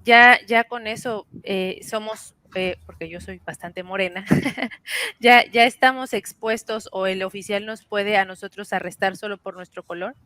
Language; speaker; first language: Spanish; native; Spanish